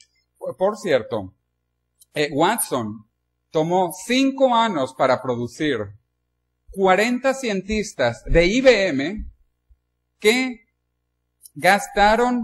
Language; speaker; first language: Spanish; non-native, learner; Portuguese